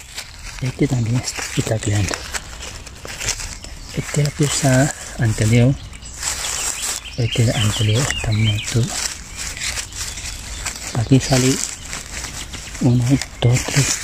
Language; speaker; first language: Spanish; non-native, learner; Chinese